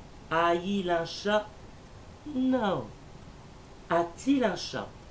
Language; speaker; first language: French; native; French